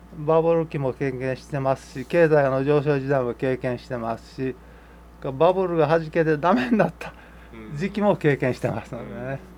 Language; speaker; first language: Japanese; native; Japanese